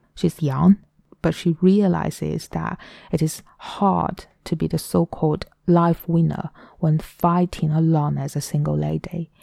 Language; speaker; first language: English; non-native, fluent; Chinese